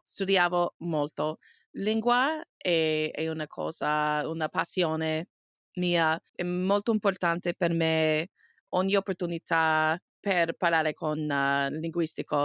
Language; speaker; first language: Italian; non-native, learner; English